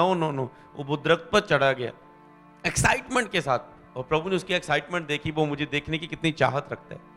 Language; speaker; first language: Hindi; non-native, local second language; Punjabi